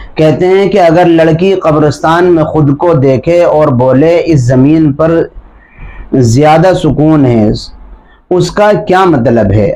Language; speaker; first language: Hindi; native; Hindi